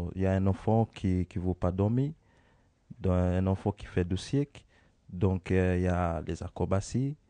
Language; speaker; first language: French; non-native, learner; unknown